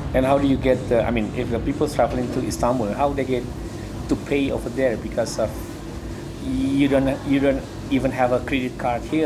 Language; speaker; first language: English; non-native, learner; Indonesian